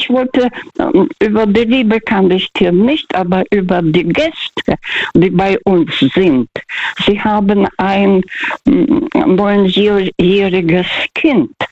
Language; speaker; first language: German; non-native, fluent; Russian